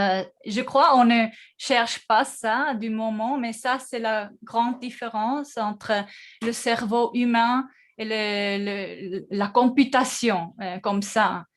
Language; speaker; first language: French; non-native, fluent; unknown